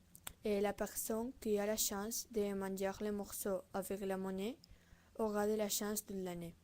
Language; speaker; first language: French; non-native, learner; Spanish